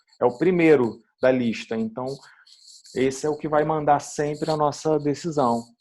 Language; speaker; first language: Portuguese; native; Portuguese